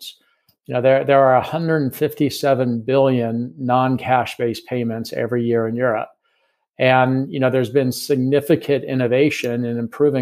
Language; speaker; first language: English; native; English